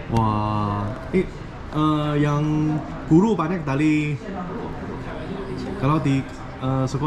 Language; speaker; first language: Indonesian; non-native, learner; Chinese